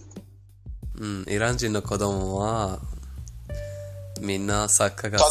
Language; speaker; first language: Japanese; non-native, fluent; Persian